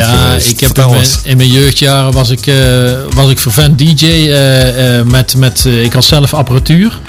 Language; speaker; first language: Dutch; native; Dutch